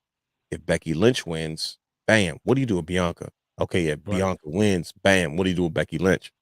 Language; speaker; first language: English; native; English